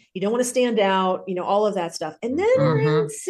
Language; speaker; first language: English; native; English